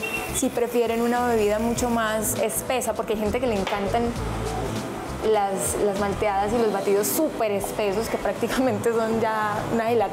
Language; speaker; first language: Spanish; native; Spanish